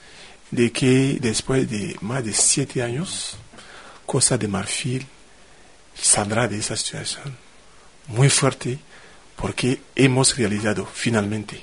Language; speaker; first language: Spanish; non-native, fluent; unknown